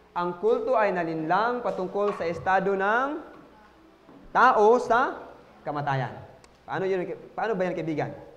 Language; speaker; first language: Filipino; non-native, local second language; Cebuano